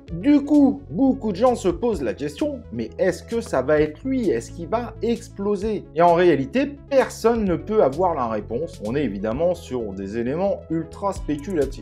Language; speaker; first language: French; native; French